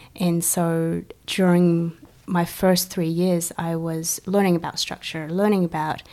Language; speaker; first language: English; early bilingual, other home language; Chinese